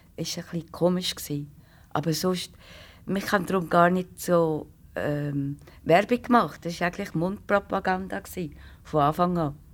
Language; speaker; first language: German; native; German